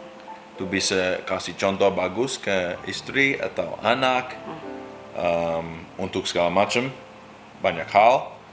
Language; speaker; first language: Indonesian; non-native, learner; English